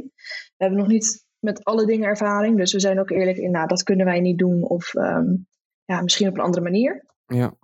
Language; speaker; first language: Dutch; native; Dutch